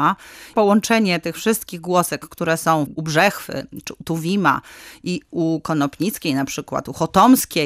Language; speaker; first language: Polish; native; Polish